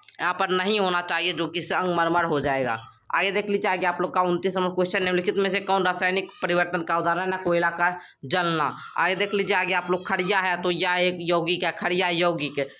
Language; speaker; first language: Hindi; native; Hindi